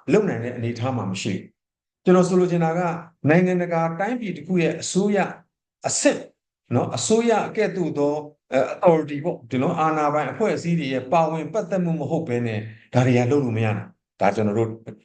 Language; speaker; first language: Burmese; non-native, local second language; S'gaw Karen